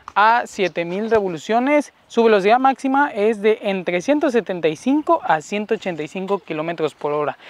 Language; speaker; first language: Spanish; native; Spanish